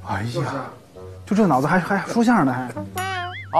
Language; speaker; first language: Chinese; native; Chinese